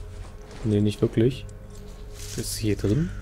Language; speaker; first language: German; native; German